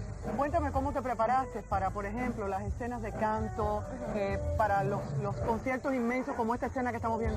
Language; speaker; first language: Spanish; native; Spanish